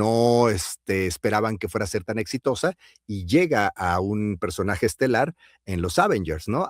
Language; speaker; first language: Spanish; native; Spanish